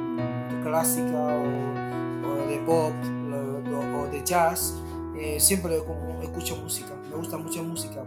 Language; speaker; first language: Spanish; non-native, learner; Chinese